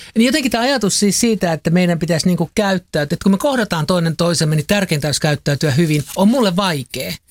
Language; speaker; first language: Finnish; native; Finnish